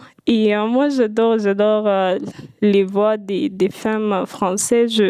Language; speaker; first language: French; non-native, fluent; Arabic